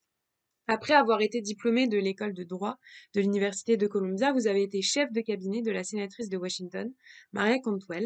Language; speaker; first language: French; native; French